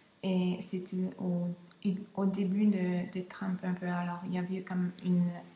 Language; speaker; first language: French; non-native, local second language; English